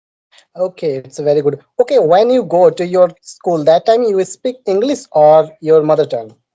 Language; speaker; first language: English; non-native, learner; Bangla